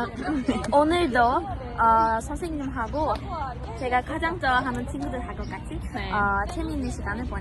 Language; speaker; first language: Korean; non-native, learner; Azerbaijani